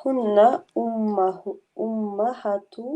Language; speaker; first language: Arabic; non-native, learner; English